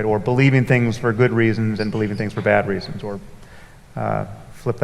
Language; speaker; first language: English; native; English